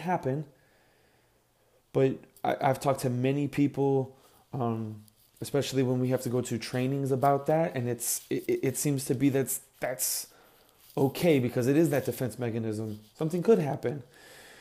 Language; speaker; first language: English; native; English